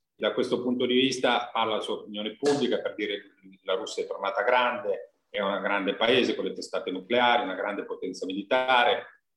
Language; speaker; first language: Italian; native; Italian